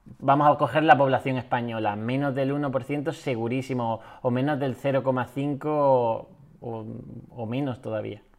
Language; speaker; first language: Spanish; native; Spanish